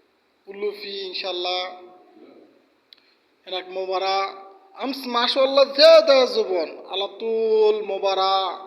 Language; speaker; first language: Arabic; non-native, learner; Bangla